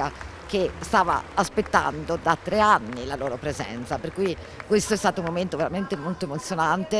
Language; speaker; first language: Italian; native; Italian